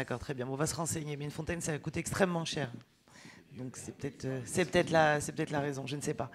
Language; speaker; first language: French; native; French